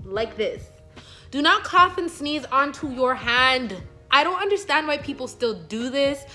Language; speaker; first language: English; native; English